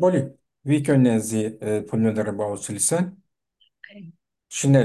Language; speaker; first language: German; non-native, fluent; Turkish